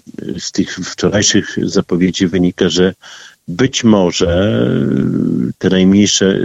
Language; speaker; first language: Polish; native; Polish